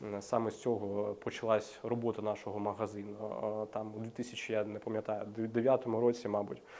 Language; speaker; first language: Ukrainian; non-native, local second language; Russian